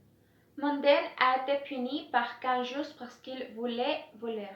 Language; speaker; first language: French; non-native, learner; Spanish